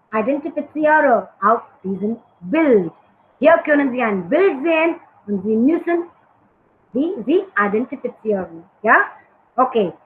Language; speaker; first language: German; non-native, learner; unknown